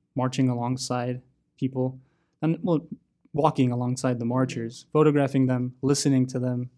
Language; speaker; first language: English; native; English